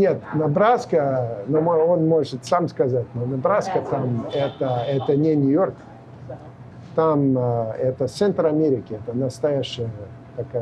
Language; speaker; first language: Russian; non-native, fluent; English